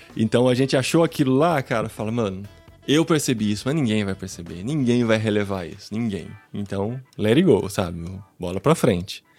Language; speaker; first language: Portuguese; native; Portuguese